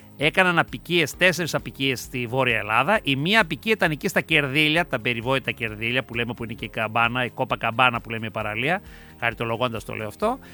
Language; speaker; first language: Greek; native; Greek